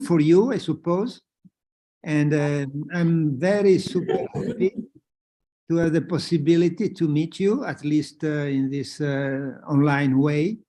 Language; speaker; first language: English; non-native, fluent; Italian